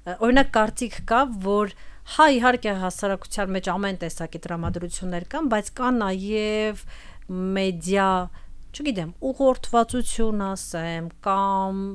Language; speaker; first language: Armenian; native; Armenian